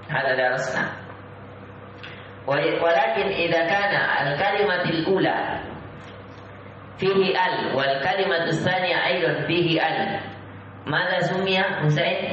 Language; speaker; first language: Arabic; non-native, fluent; Indonesian